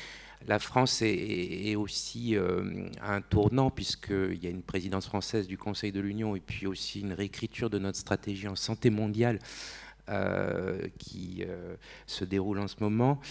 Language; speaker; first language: French; native; French